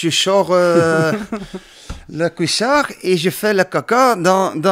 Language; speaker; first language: French; non-native, learner; Dutch